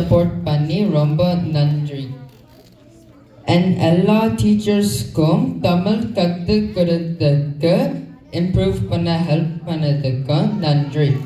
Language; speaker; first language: Tamil; early bilingual, heritage; English